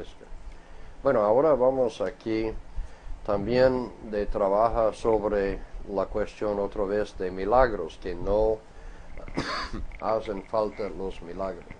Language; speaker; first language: Spanish; non-native, fluent; English